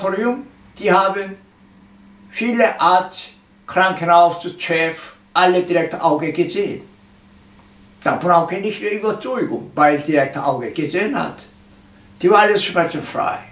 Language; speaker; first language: German; non-native, learner; Korean